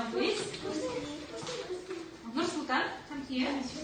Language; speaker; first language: English; non-native, learner; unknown